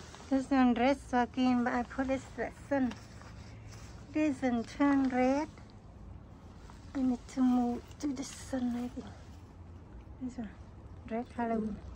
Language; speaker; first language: English; non-native, learner; Vietnamese